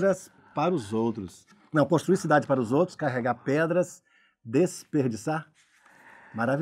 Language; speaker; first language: Portuguese; native; Portuguese